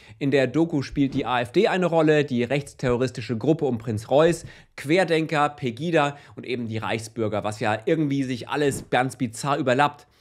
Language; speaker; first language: German; native; German